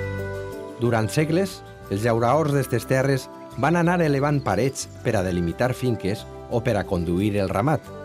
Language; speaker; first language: Catalan; native; Catalan